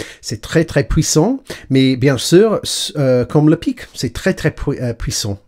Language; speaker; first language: French; non-native, learner; English